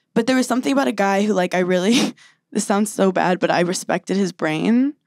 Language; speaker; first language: English; native; English